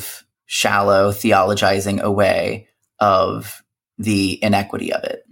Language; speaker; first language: English; native; English